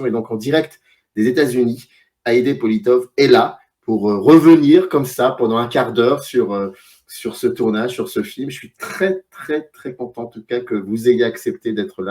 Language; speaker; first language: French; native; French